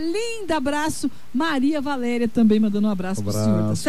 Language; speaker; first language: Portuguese; native; Portuguese